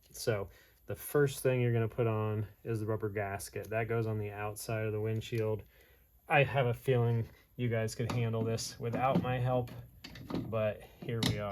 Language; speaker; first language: English; native; English